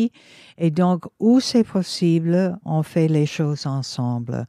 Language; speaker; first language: French; non-native, fluent; English